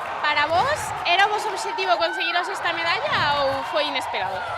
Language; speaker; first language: Galician; native; Galician